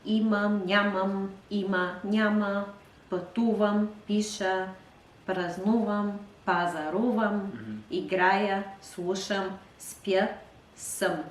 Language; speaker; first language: Bulgarian; non-native, learner; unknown